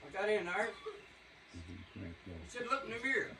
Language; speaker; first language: English; native; English